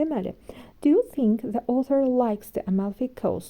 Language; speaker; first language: English; non-native, fluent; Azerbaijani